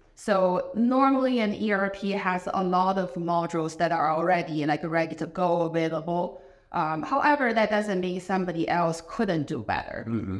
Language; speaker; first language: English; non-native, fluent; Chinese